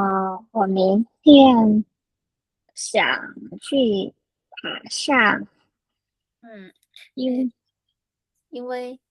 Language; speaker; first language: Chinese; non-native, learner; Vietnamese